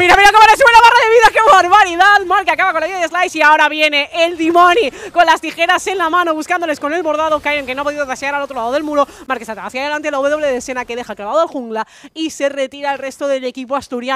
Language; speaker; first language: Spanish; native; Spanish